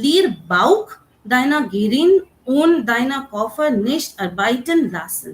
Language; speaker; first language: German; non-native, learner; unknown